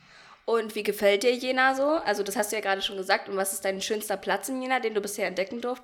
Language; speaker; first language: German; native; German